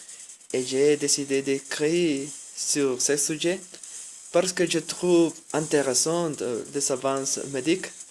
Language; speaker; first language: French; non-native, learner; Spanish